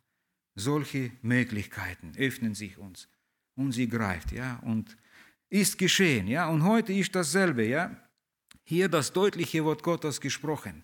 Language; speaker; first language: German; early bilingual, heritage; German